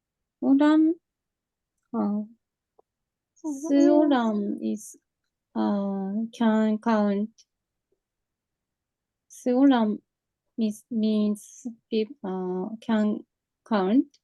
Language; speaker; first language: English; non-native, learner; Japanese